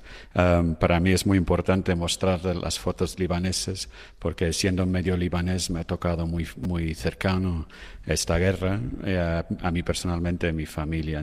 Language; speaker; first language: Spanish; non-native, fluent; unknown